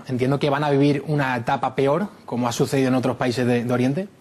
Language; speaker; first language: Spanish; native; Spanish